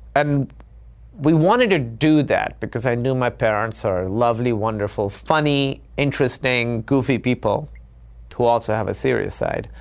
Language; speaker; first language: English; non-native, local second language; Urdu